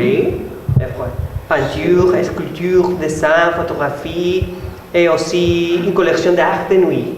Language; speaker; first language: French; non-native, learner; Spanish